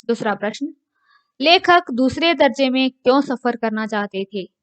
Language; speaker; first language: Hindi; non-native, local second language; Kannada